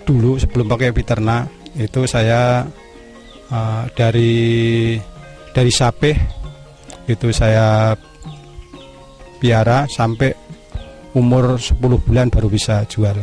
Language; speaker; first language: Indonesian; non-native, local second language; Javanese